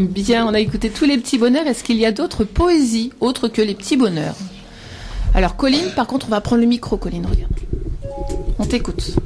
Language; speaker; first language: French; native; French